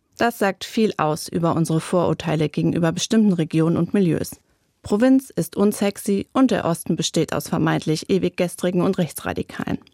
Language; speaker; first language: German; native; German